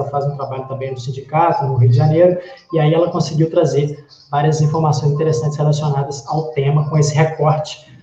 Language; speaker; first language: Portuguese; native; Portuguese